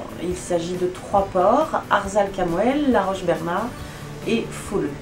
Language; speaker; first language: French; native; French